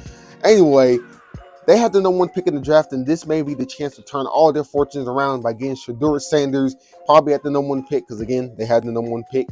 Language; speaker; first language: English; native; English